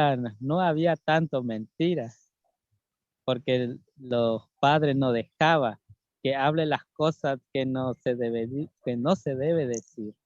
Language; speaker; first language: Spanish; non-native, local second language; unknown